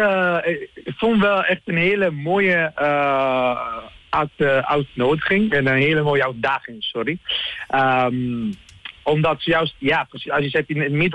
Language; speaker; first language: Dutch; non-native, fluent; Italian